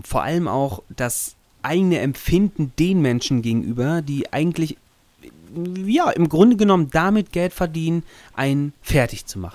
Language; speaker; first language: German; native; German